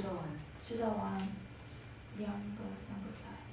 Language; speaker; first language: Chinese; non-native, learner; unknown